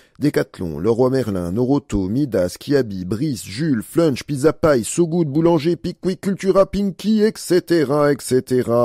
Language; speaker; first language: French; native; French